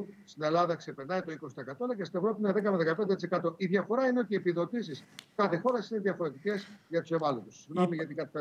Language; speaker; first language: Greek; native; Greek